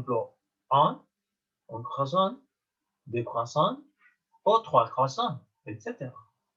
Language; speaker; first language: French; non-native, learner; Spanish